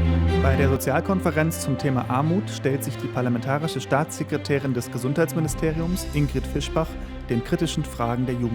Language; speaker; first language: German; native; German